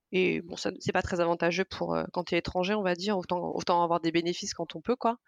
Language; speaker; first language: French; native; French